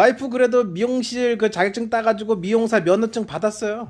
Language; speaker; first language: Korean; native; Korean